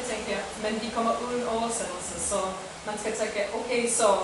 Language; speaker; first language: Danish; non-native, fluent; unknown